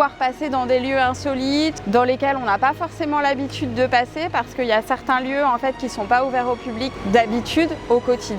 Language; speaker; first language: French; native; French